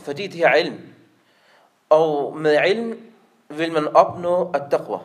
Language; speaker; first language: Danish; non-native, local second language; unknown